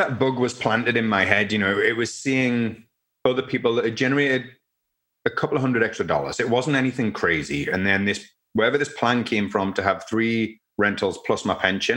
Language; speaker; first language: English; native; English